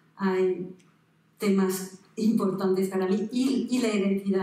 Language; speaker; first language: Spanish; non-native, fluent; French